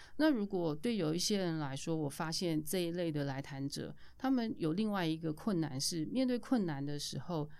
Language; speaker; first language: Chinese; native; Chinese